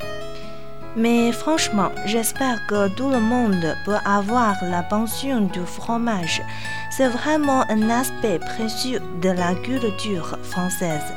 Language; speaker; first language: French; non-native, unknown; Chinese